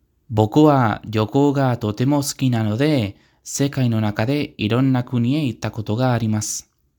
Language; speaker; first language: Japanese; non-native, learner; Spanish